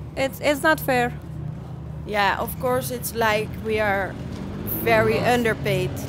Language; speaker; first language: English; non-native, fluent; Dutch